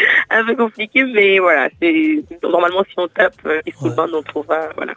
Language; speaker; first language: French; non-native, local second language; Wolof